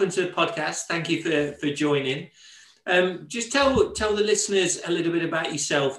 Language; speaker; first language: English; native; English